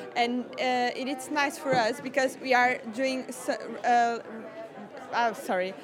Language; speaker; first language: English; non-native, fluent; Portuguese